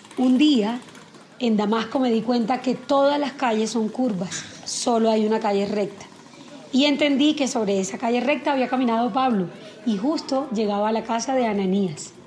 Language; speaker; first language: Spanish; native; Spanish